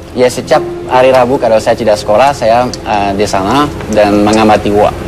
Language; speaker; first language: Indonesian; non-native, fluent; French